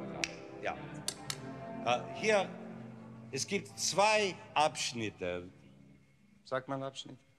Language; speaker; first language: German; non-native, learner; English